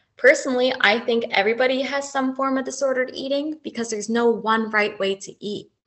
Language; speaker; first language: English; native; English